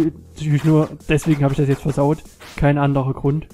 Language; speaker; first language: German; native; German